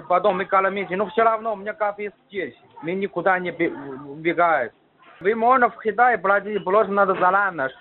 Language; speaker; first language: Russian; non-native, learner; Chinese